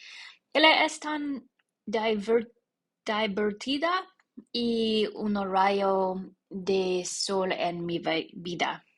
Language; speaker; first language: Spanish; non-native, learner; English